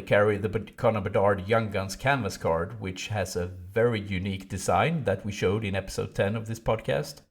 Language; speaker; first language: English; non-native, fluent; Swedish